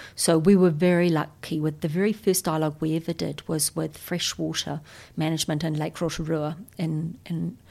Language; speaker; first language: English; native; English